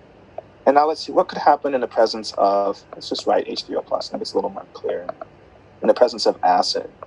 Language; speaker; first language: English; native; English